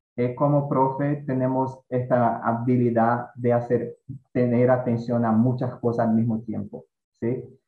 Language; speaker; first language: Spanish; non-native, fluent; Portuguese